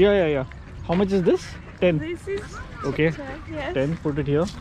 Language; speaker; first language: English; non-native, local second language; Hindi